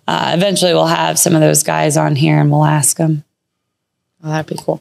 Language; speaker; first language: English; native; English